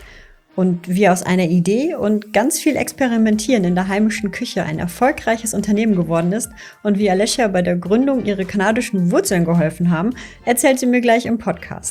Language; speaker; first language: German; native; German